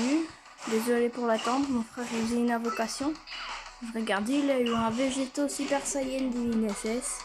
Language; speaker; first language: French; native; French